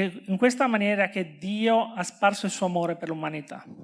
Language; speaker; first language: Italian; native; Italian